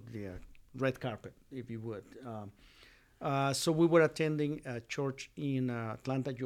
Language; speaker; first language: English; non-native, fluent; Spanish